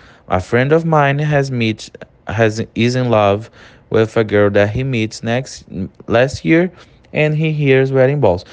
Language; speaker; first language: English; non-native, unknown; Portuguese